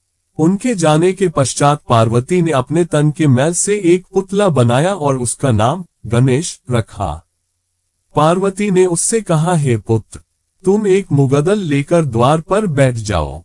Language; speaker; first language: Hindi; native; Hindi